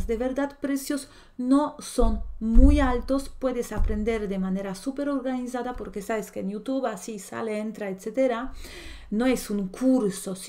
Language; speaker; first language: Spanish; non-native, fluent; Polish